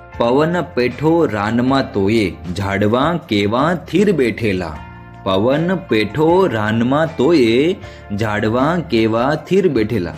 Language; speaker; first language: Gujarati; native; Gujarati